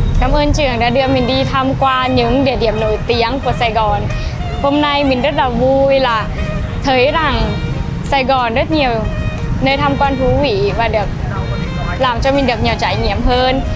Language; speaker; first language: Vietnamese; non-native, fluent; Lao